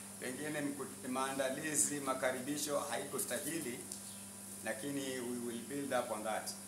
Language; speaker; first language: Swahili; non-native, local second language; Luo (Kenya and Tanzania)